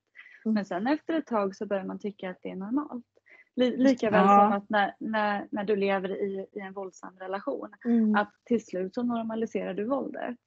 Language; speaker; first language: Swedish; native; Swedish